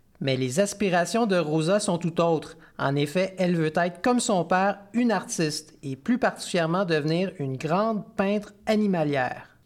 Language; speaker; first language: French; native; French